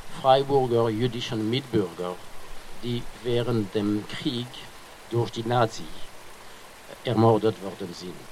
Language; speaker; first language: German; non-native, fluent; French